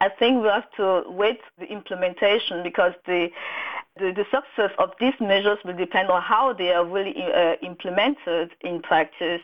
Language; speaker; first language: English; non-native, local second language; French